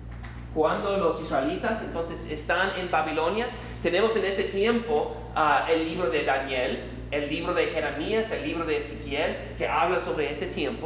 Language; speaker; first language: Spanish; non-native, fluent; English